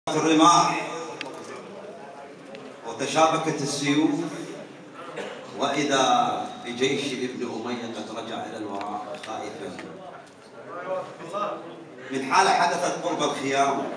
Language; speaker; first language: Arabic; native; Arabic